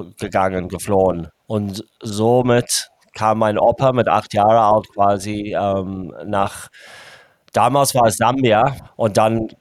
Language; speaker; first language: German; early bilingual, heritage; English